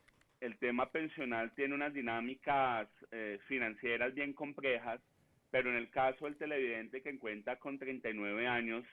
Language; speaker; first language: Spanish; native; Spanish